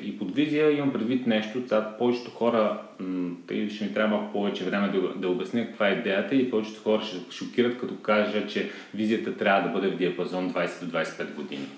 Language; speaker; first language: Bulgarian; native; Bulgarian